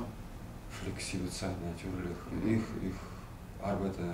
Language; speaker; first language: German; non-native, learner; Russian